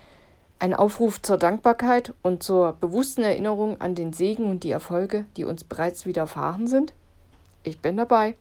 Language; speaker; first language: German; native; German